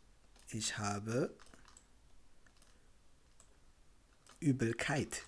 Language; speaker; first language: German; non-native, fluent; Tigrinya